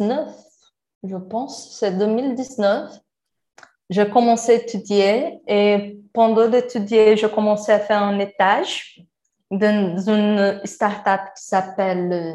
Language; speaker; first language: French; non-native, learner; Portuguese